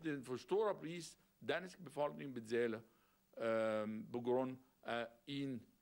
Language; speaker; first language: Danish; non-native, fluent; Arabic